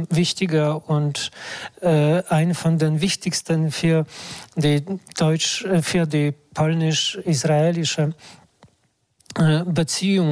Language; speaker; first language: German; non-native, fluent; Polish